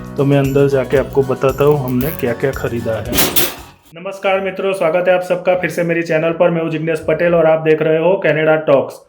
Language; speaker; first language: Hindi; non-native, local second language; Gujarati